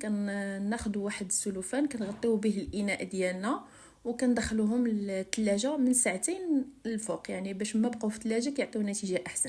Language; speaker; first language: Arabic; native; Arabic